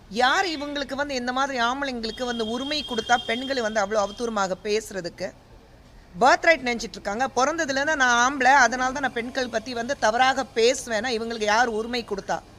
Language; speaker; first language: Tamil; non-native, fluent; Hindi